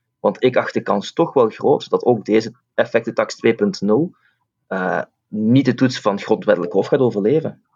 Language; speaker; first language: Dutch; native; Dutch